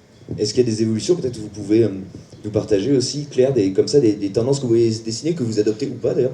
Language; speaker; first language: French; native; French